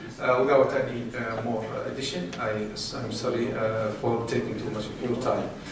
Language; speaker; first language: English; non-native, fluent; Arabic